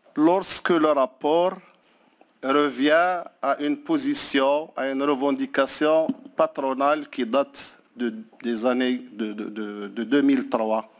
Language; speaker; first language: French; non-native, local second language; Arabic